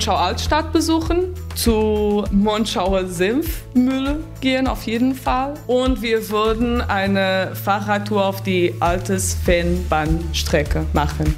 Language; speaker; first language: German; non-native, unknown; Portuguese